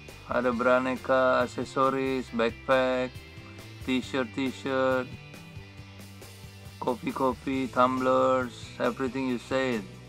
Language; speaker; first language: English; non-native, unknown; Indonesian